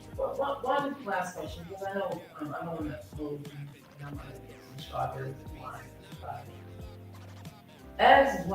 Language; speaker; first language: English; native; English